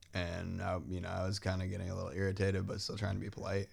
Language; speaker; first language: English; native; English